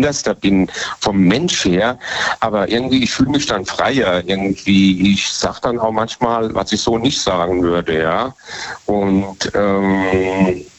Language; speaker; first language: German; native; German